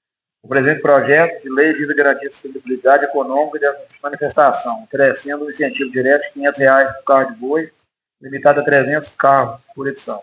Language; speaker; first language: Portuguese; native; Portuguese